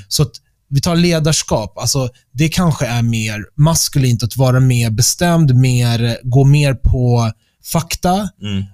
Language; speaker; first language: Swedish; early bilingual, other home language; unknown